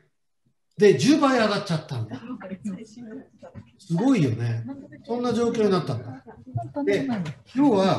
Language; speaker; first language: Japanese; native; Japanese